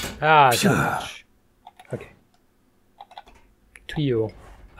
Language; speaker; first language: French; non-native, fluent; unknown